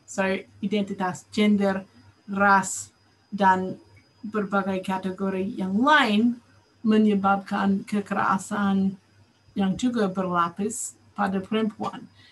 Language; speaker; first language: Indonesian; non-native, fluent; English